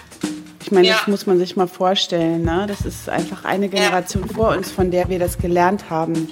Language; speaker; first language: German; native; German